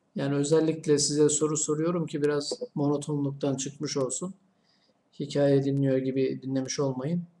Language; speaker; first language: Turkish; native; Turkish